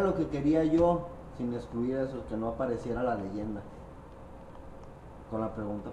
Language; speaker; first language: Spanish; native; Spanish